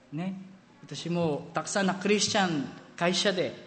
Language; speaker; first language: Japanese; non-native, fluent; Filipino